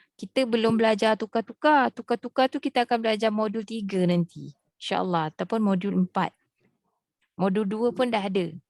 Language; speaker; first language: Malay; native; Malay